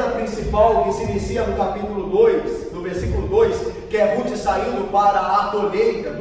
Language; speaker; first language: Portuguese; native; Portuguese